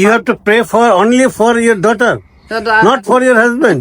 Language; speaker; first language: English; non-native, learner; Bangla